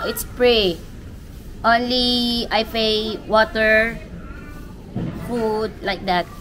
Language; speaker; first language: English; non-native, learner; Filipino